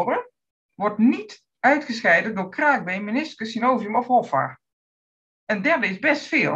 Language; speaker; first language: Dutch; native; Dutch